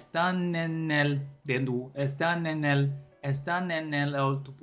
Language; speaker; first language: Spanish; non-native, learner; Chinese